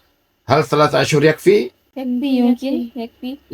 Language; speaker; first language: Arabic; non-native, fluent; Indonesian